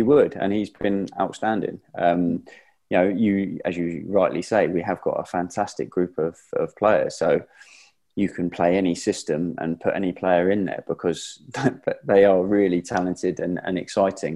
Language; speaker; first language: English; native; English